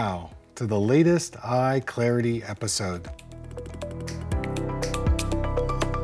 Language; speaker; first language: English; native; English